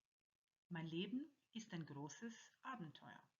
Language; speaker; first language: German; non-native, fluent; Croatian